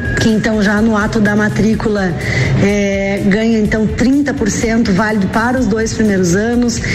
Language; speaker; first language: Portuguese; native; Portuguese